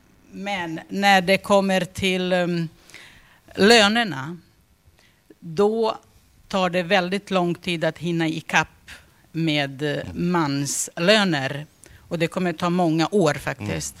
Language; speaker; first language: Swedish; non-native, fluent; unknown